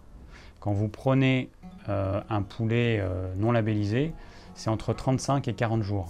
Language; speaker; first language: French; native; French